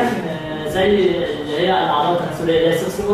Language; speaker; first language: Arabic; native; Arabic